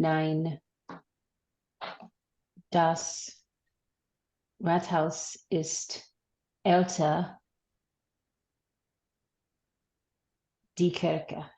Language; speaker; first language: German; non-native, learner; English